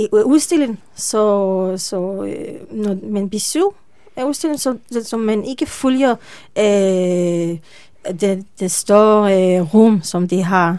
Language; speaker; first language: Danish; non-native, learner; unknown